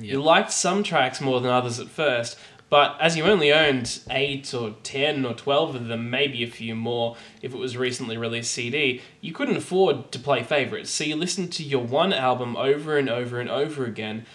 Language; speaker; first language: English; native; English